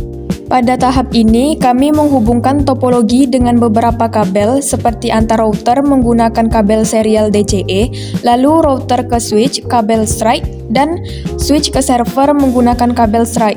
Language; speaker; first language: Indonesian; native; Indonesian